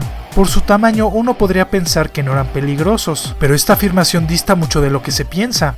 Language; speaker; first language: Spanish; native; Spanish